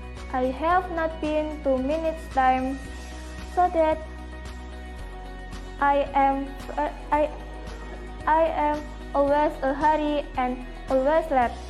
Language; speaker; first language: English; non-native, learner; Indonesian